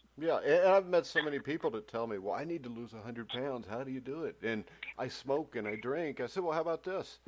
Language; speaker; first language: English; native; English